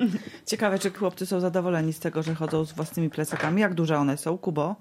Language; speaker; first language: Polish; native; Polish